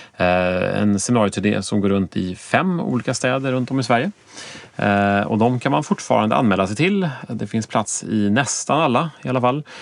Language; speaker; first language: Swedish; native; Swedish